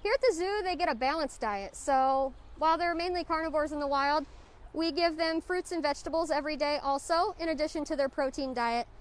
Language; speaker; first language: English; native; English